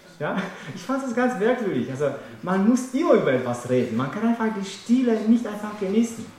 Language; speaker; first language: German; non-native, fluent; Romanian